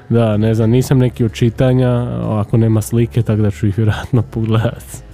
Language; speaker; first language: Croatian; native; Croatian